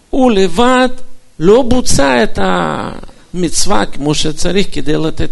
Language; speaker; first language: Hebrew; non-native, fluent; Russian